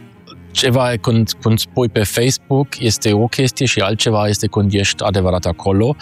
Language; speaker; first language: Romanian; non-native, fluent; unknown